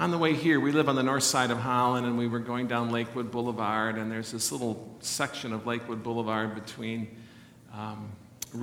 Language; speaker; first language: English; native; English